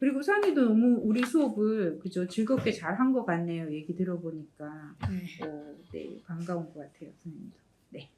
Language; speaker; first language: Korean; native; Korean